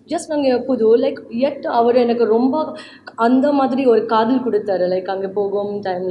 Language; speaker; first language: Tamil; non-native, learner; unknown